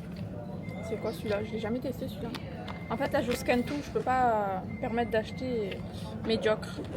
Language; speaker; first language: French; native; French